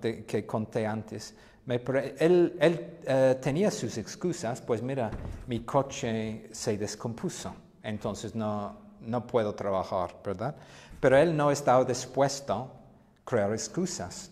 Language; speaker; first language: Spanish; non-native, fluent; English